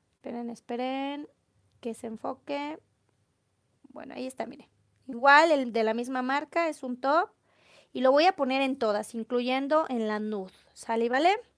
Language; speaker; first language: Spanish; native; Spanish